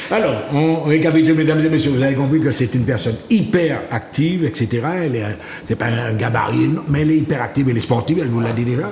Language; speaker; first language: French; native; French